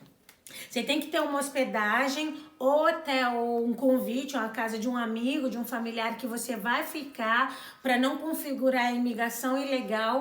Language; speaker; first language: Portuguese; non-native, local second language; Kabuverdianu